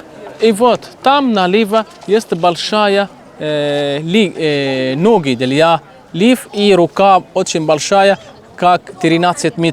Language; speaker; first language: Russian; non-native, learner; Arabic